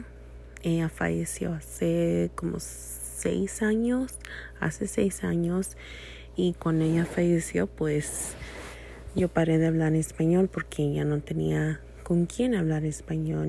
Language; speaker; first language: Spanish; early bilingual, heritage; Spanish